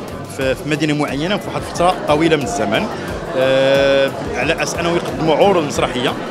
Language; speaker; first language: Arabic; native; Arabic